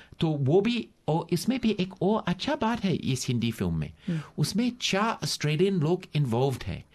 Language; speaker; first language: Hindi; non-native, fluent; English